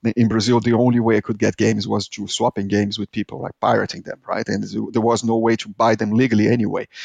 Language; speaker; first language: English; non-native, fluent; Portuguese